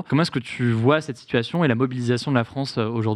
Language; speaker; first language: French; native; French